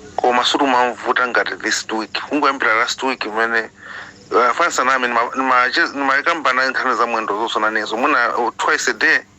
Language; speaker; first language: Nyanja; non-native, local second language; Tumbuka